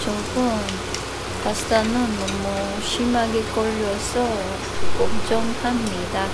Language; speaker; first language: Korean; non-native, learner; Cebuano